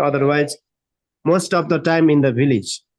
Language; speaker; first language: English; non-native, learner; Nepali